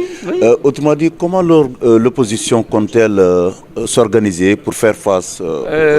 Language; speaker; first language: French; non-native, local second language; Wolof